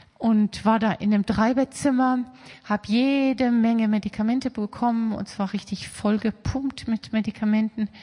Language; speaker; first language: German; native; German